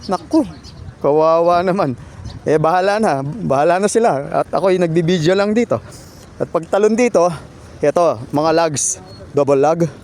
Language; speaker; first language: Filipino; native; Filipino